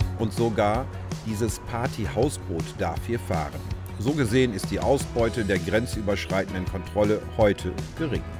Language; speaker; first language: German; native; German